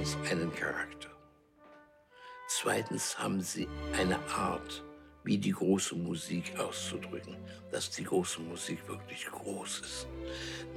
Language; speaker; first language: German; native; German